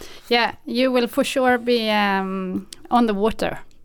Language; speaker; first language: English; non-native, fluent; Swedish